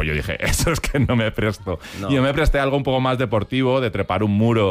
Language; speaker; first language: Spanish; native; Spanish